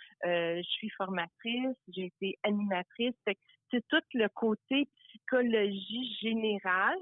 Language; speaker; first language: French; native; French